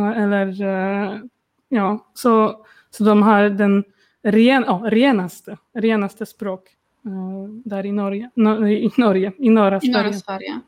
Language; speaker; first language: Swedish; non-native, learner; Polish